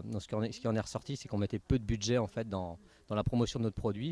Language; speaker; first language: French; native; French